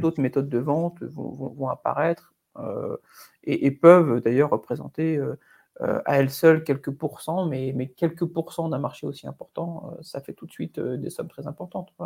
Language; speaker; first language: French; native; French